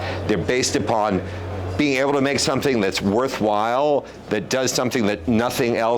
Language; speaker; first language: English; native; English